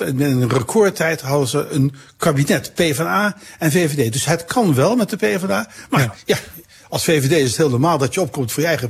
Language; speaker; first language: Dutch; native; Dutch